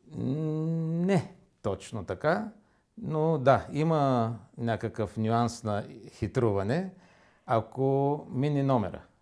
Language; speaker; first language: Bulgarian; native; Bulgarian